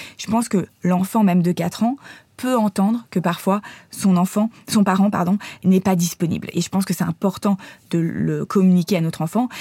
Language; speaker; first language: French; native; French